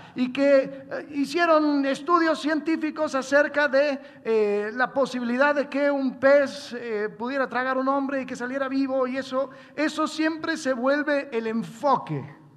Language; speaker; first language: Spanish; non-native, fluent; English